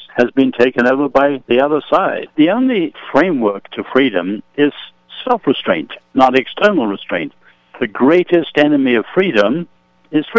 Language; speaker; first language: English; native; English